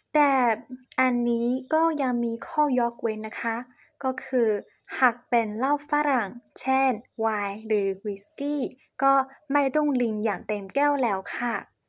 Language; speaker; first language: Thai; non-native, fluent; Chinese